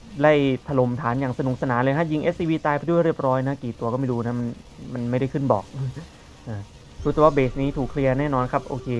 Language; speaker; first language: Thai; native; Thai